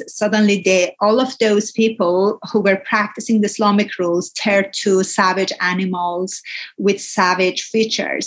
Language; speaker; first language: English; non-native, fluent; Persian